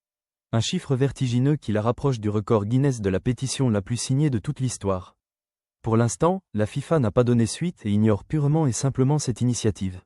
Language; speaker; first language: French; native; French